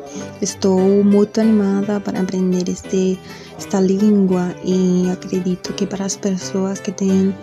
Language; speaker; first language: Portuguese; non-native, learner; Spanish